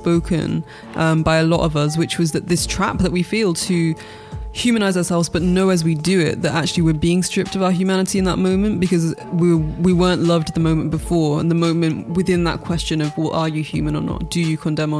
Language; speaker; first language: English; native; English